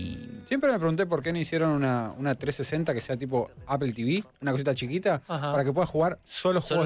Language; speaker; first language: Spanish; native; Spanish